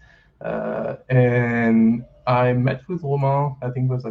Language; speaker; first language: English; non-native, fluent; French